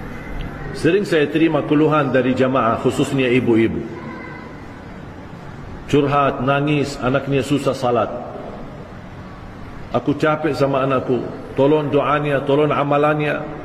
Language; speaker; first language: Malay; non-native, fluent; Arabic